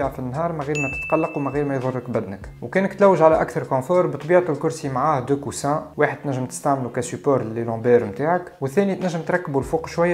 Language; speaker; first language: Arabic; native; Arabic